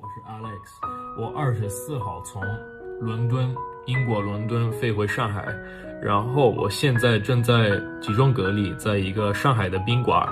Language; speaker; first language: Chinese; non-native, fluent; Italian